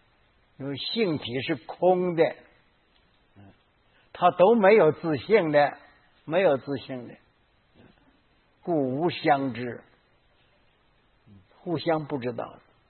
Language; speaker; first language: Chinese; native; Chinese